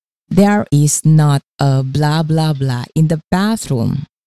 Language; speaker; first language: English; non-native, fluent; Indonesian